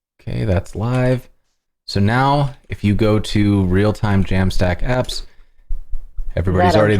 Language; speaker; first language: English; native; English